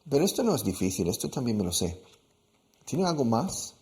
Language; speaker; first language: Spanish; non-native, fluent; English